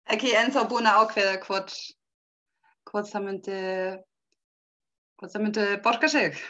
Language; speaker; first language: Icelandic; non-native, learner; German